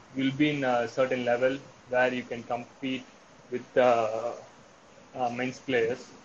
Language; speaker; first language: English; non-native, local second language; Tamil